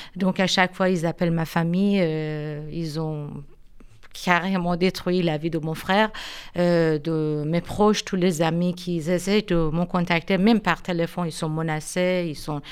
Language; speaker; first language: French; non-native, fluent; Persian